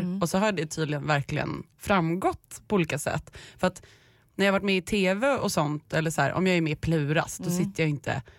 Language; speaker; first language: Swedish; native; Swedish